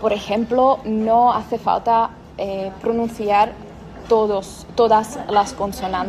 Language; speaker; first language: Spanish; non-native, fluent; Czech